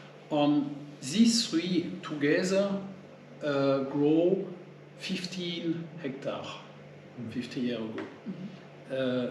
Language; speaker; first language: English; non-native, learner; French